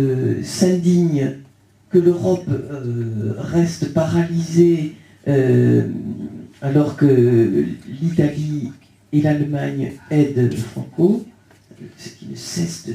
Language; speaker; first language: French; early bilingual, other home language; Spanish